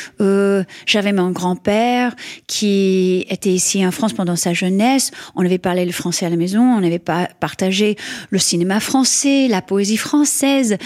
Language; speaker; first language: French; non-native, fluent; English